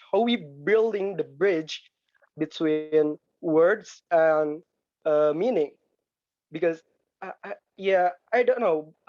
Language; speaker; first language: English; non-native, learner; Indonesian